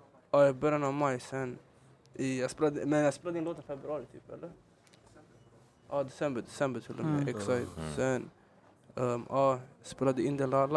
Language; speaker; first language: Swedish; early bilingual, other home language; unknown